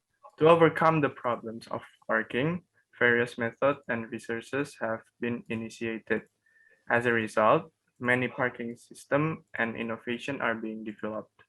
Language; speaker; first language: English; non-native, learner; Indonesian